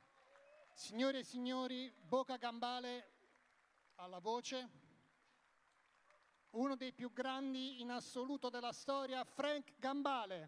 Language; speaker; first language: Italian; native; Italian